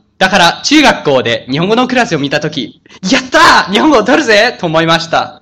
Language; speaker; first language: Japanese; non-native, fluent; English